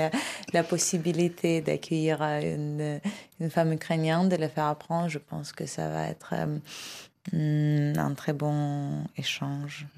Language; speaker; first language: French; non-native, fluent; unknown